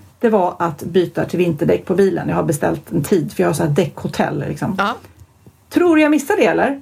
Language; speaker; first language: Swedish; native; Swedish